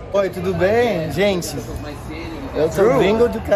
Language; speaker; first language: Portuguese; non-native, learner; English